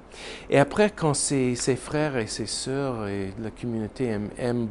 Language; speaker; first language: French; non-native, learner; English